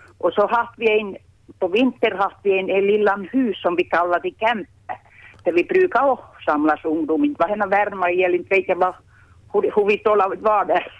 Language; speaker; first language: Swedish; native; Swedish